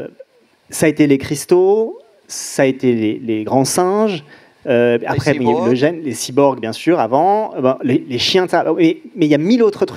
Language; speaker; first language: French; native; French